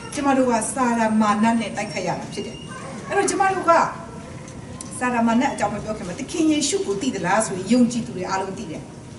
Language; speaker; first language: Burmese; non-native, local second language; Kachin